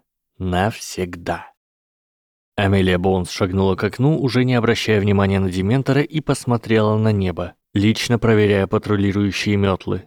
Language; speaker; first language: Russian; native; Russian